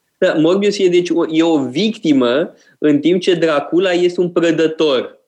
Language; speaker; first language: Romanian; native; Romanian